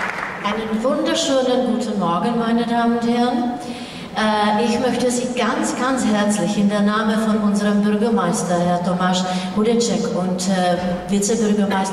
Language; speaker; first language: German; non-native, fluent; Czech